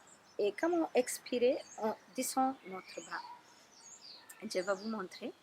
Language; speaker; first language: French; non-native, learner; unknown